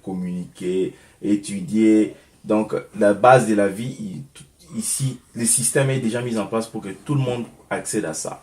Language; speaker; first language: French; non-native, local second language; Lingala